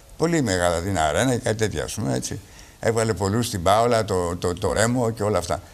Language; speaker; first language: Greek; native; Greek